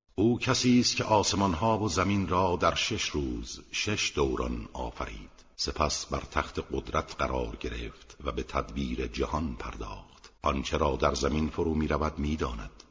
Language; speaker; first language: Persian; native; Persian